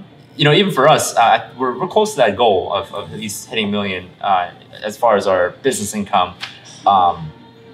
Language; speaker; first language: English; native; English